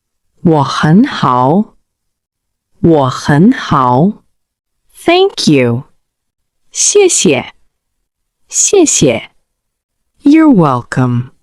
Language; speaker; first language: Chinese; non-native, learner; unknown